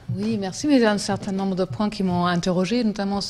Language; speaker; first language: French; non-native, fluent; German